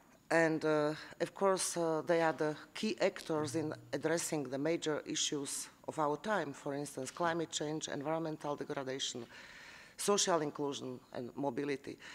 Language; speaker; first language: English; non-native, fluent; Slovak